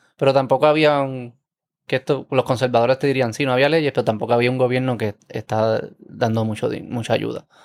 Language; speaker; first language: Spanish; native; Spanish